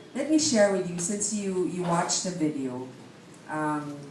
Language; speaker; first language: English; non-native, local second language; Filipino